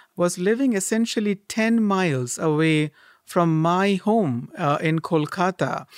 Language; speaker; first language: English; non-native, local second language; Bangla